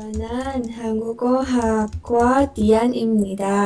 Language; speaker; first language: Korean; non-native, learner; Indonesian